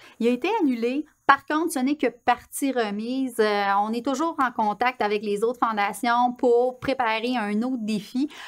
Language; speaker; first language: French; native; French